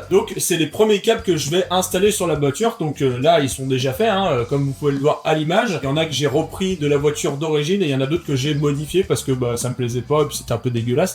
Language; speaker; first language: French; native; French